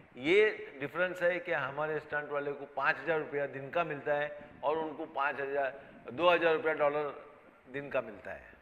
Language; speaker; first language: Hindi; native; Hindi